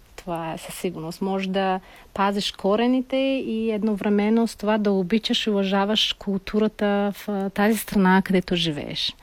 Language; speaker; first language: Bulgarian; non-native, fluent; Tajik